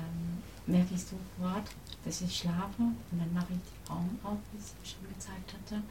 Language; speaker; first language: German; non-native, learner; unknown